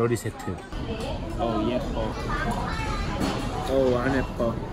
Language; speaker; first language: Korean; non-native, learner; English